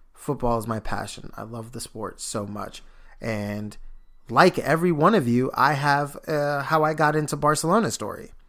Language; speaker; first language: English; early bilingual, other home language; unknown